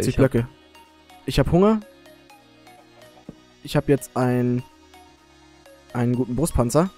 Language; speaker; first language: German; native; German